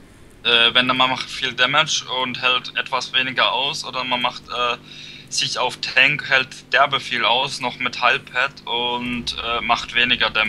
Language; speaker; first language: German; native; German